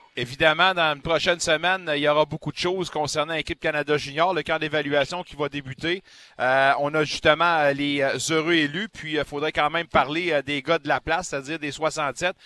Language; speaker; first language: French; native; French